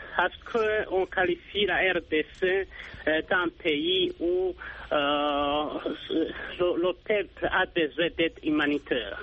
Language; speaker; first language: French; non-native, local second language; Rundi